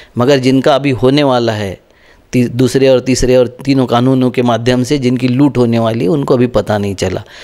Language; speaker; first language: Hindi; non-native, local second language; Marathi